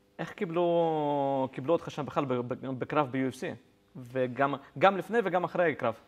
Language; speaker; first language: Hebrew; native; Hebrew